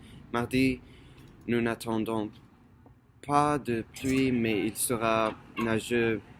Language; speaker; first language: French; non-native, learner; English